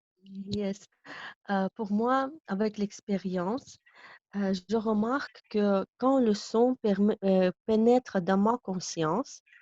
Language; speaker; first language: French; non-native, fluent; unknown